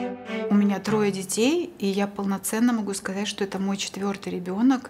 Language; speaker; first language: Russian; native; Russian